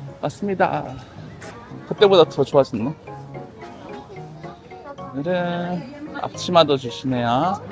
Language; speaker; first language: Korean; native; Korean